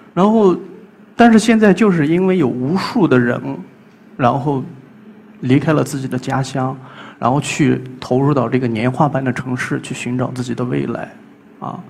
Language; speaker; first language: Chinese; native; Chinese